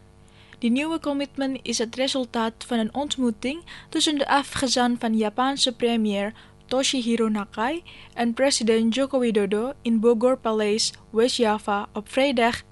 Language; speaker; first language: Dutch; non-native, fluent; Indonesian